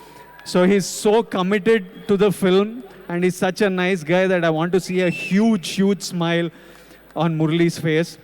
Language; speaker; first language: Telugu; native; Telugu